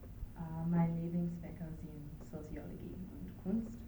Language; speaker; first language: German; non-native, learner; English